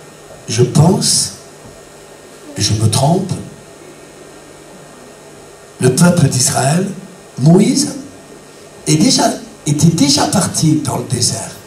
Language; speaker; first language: French; native; French